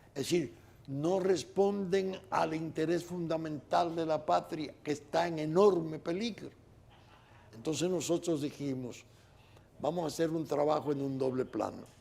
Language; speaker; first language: Spanish; native; Spanish